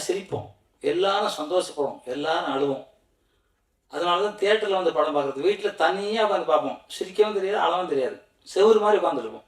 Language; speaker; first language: Tamil; native; Tamil